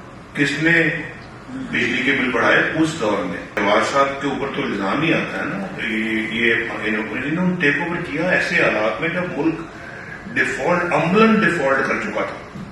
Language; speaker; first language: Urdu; non-native, local second language; Punjabi